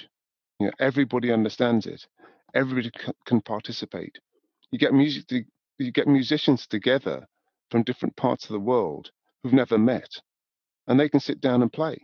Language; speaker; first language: English; native; English